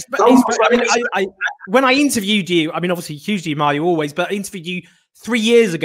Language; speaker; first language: English; native; English